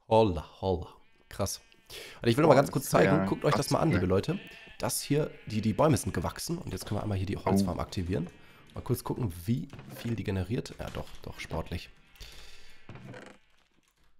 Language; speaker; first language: German; native; German